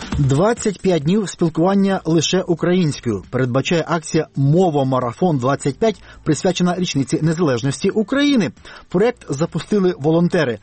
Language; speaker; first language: Ukrainian; native; Ukrainian